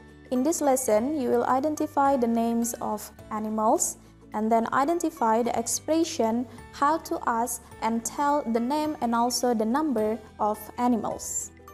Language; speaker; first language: English; non-native, fluent; Indonesian